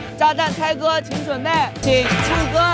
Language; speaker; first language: Chinese; native; Chinese